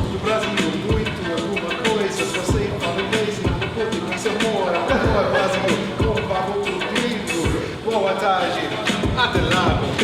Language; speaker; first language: Portuguese; non-native, learner; English